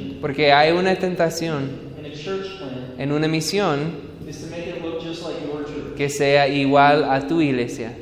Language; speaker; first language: Spanish; non-native, fluent; English